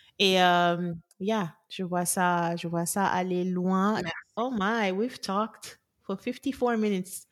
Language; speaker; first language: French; non-native, local second language; Wolof